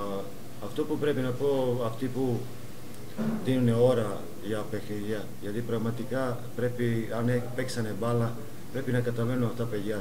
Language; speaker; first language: Greek; non-native, fluent; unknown